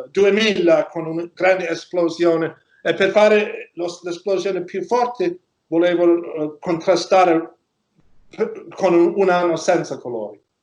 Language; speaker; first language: Italian; non-native, learner; English